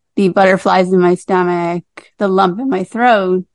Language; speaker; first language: English; native; English